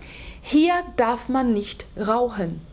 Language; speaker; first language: German; non-native, fluent; Portuguese